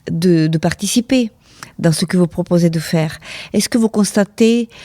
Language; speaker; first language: French; non-native, fluent; Ukrainian